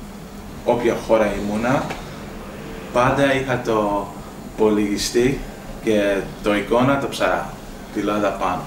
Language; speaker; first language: Greek; early bilingual, heritage; English